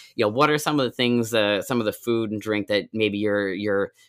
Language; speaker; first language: English; native; English